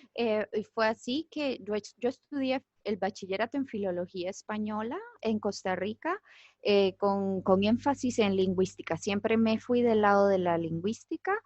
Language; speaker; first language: Spanish; native; Spanish